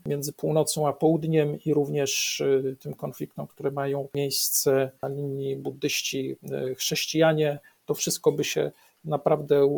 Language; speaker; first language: Polish; native; Polish